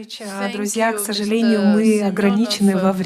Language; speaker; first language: Russian; native; Russian